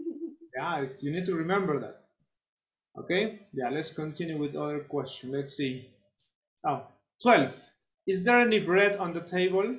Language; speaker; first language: English; non-native, fluent; Spanish